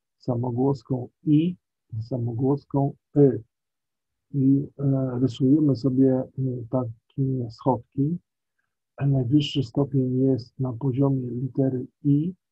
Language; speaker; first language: Polish; native; Polish